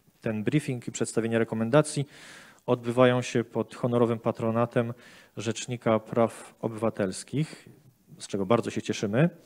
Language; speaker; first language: Polish; native; Polish